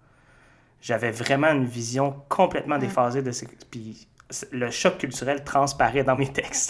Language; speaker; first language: French; native; French